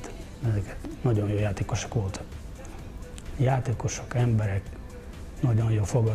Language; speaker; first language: Hungarian; non-native, fluent; Ukrainian